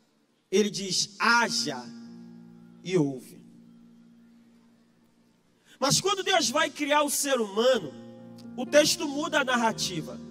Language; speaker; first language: Portuguese; native; Portuguese